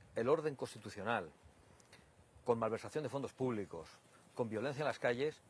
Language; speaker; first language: Spanish; native; Spanish